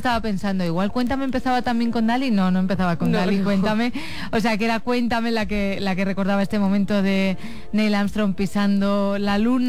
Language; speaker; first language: Spanish; native; Spanish